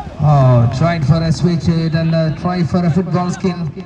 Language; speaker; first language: English; non-native, local second language; Malayalam